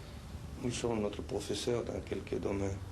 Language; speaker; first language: French; non-native, fluent; Spanish